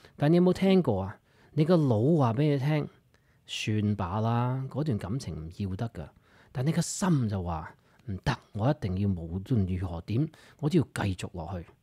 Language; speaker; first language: Cantonese; early bilingual, heritage; Cantonese